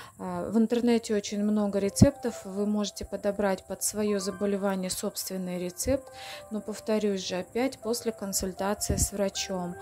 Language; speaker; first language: Russian; native; Russian